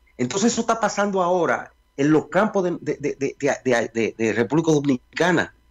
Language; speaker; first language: Spanish; native; Spanish